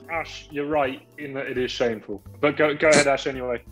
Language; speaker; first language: English; native; English